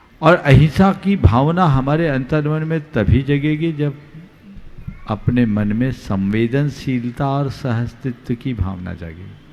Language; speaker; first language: Hindi; native; Hindi